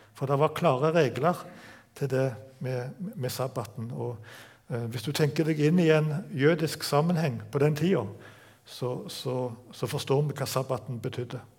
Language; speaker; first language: Norwegian; native; Norwegian